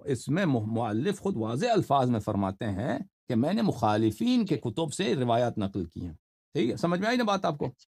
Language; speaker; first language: Urdu; native; Urdu